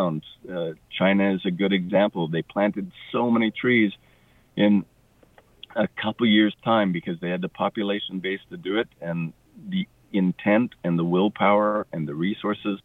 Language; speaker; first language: English; native; English